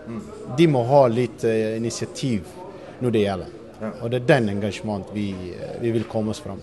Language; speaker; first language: Norwegian; non-native, fluent; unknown